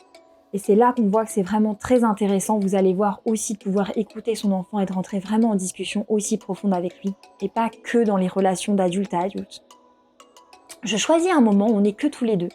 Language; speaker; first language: French; native; French